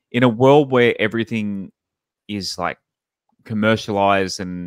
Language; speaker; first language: English; native; English